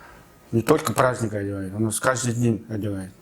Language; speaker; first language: Russian; non-native, fluent; Mongolian